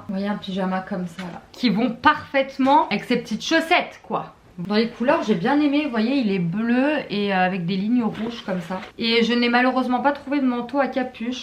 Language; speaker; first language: French; native; French